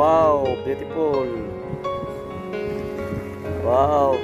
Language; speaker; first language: English; non-native, local second language; Cebuano